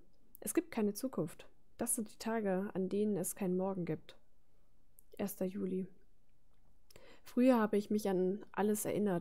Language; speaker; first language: German; native; German